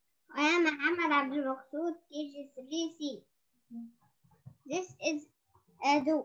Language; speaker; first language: English; non-native, learner; Arabic